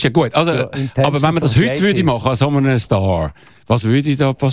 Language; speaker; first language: German; native; German